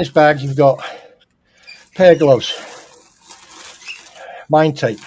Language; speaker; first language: English; native; English